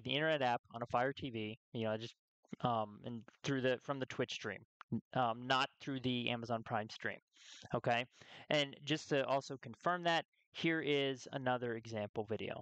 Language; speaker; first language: English; native; English